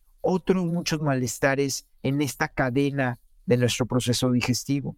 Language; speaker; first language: Spanish; native; Spanish